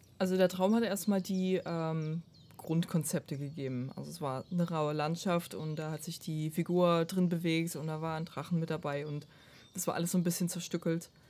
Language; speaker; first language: German; non-native, fluent; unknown